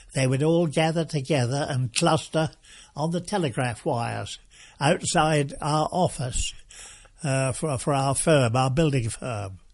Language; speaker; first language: English; native; English